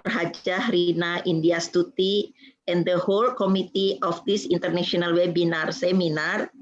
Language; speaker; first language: English; non-native, fluent; Indonesian